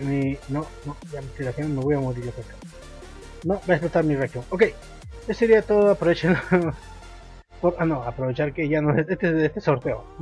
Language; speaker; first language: Spanish; native; Spanish